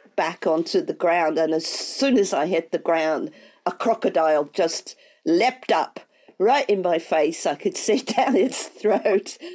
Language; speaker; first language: English; native; English